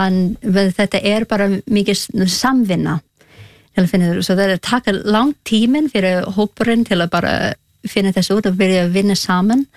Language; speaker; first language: Icelandic; non-native, learner; Spanish